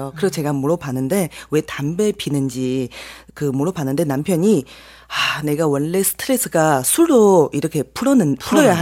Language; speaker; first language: Korean; non-native, fluent; Chinese